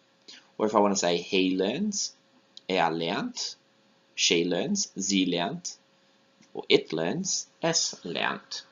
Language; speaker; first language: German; non-native, fluent; English